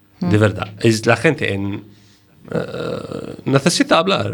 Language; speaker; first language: Spanish; non-native, learner; Arabic